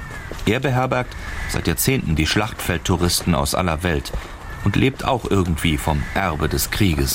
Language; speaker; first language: German; native; German